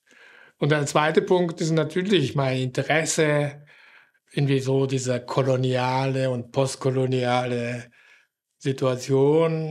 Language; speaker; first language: German; non-native, fluent; Japanese